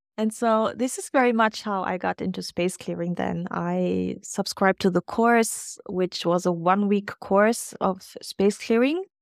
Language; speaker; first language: English; non-native, fluent; German